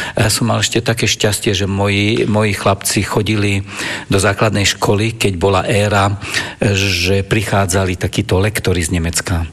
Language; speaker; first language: Slovak; non-native, local second language; German